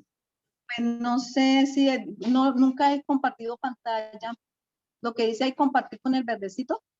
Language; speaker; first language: Spanish; native; Spanish